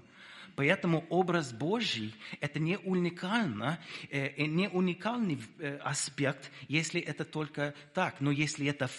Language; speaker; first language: Russian; non-native, fluent; English